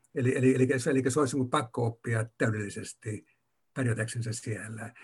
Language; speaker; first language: Finnish; native; Finnish